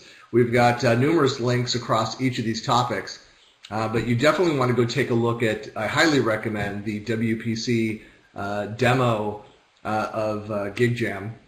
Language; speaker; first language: English; native; English